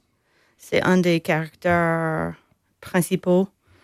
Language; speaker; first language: French; non-native, fluent; English